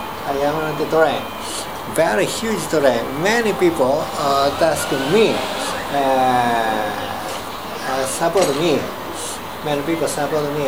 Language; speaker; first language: English; non-native, learner; Japanese